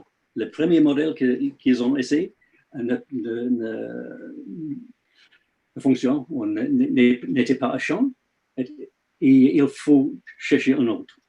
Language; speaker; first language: French; non-native, learner; English